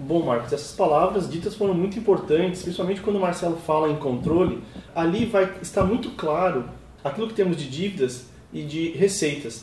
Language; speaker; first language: Portuguese; native; Portuguese